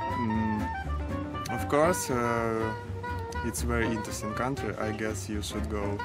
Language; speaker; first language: English; non-native, learner; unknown